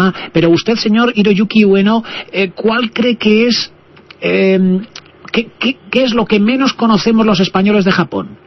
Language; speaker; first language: Spanish; native; Spanish